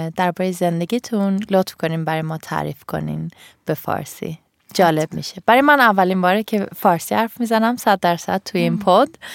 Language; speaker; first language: Persian; early bilingual, heritage; Persian